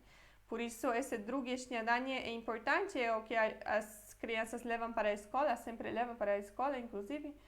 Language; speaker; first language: Portuguese; non-native, fluent; Polish